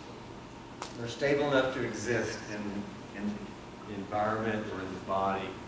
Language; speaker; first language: English; native; English